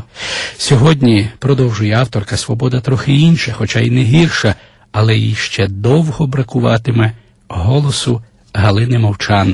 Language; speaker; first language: Ukrainian; native; Ukrainian